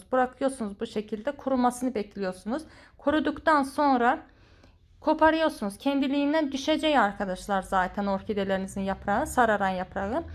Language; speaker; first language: Turkish; non-native, fluent; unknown